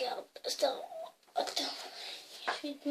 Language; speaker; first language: French; native; French